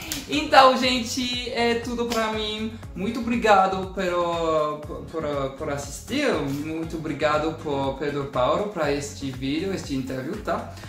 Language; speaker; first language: Portuguese; non-native, learner; French